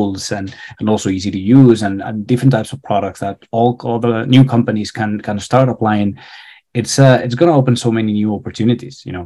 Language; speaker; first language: English; non-native, fluent; Spanish